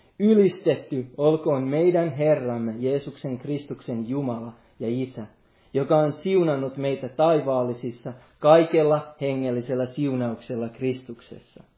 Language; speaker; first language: Finnish; non-native, local second language; Swedish